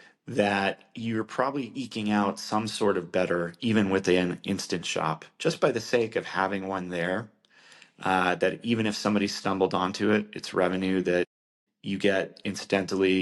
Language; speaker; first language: English; native; English